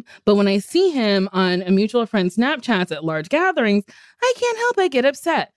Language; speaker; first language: English; native; English